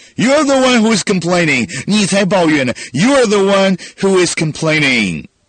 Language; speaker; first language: English; non-native, fluent; Chinese